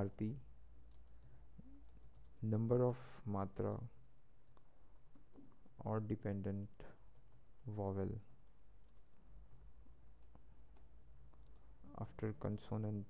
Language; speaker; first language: English; non-native, local second language; Marathi